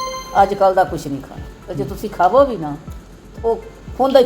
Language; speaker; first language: Punjabi; native; Punjabi